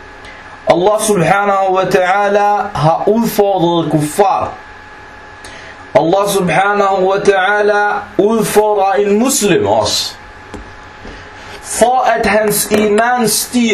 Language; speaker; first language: Danish; non-native, fluent; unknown